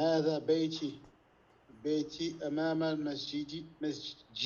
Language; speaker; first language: Arabic; non-native, learner; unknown